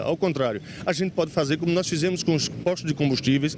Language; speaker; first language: Portuguese; native; Portuguese